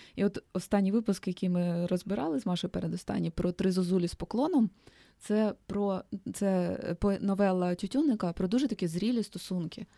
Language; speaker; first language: Ukrainian; native; Ukrainian